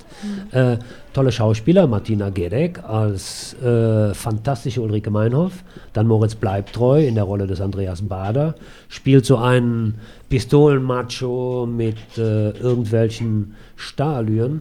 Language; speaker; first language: German; native; German